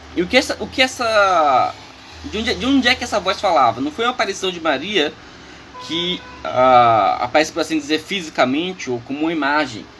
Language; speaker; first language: Portuguese; native; Portuguese